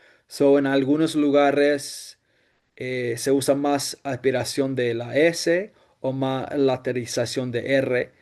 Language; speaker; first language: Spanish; non-native, fluent; English